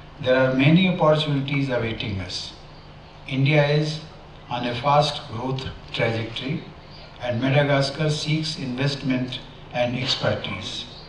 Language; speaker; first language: English; non-native, local second language; Hindi